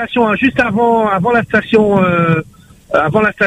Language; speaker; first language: French; native; French